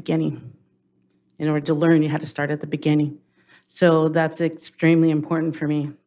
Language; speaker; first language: English; native; English